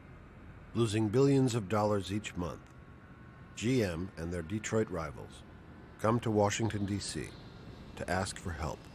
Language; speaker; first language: English; native; English